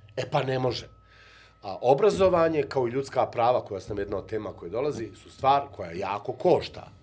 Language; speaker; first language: Bosnian; native; Bosnian